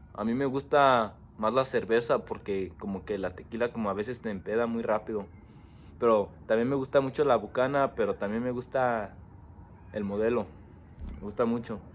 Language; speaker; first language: Spanish; early bilingual, heritage; Spanish